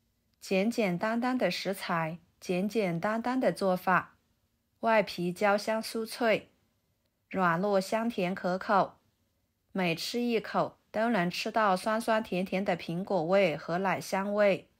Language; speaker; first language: Chinese; native; Chinese